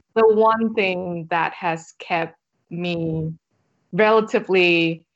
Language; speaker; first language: English; non-native, fluent; Vietnamese